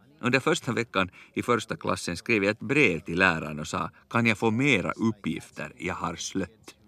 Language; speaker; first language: Swedish; native; Swedish